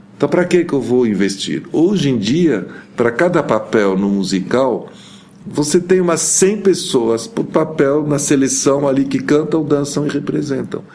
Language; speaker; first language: Portuguese; early bilingual, heritage; Portuguese